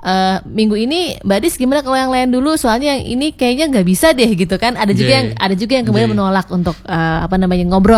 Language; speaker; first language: Indonesian; native; Indonesian